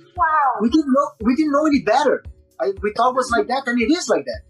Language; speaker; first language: English; non-native, fluent; Portuguese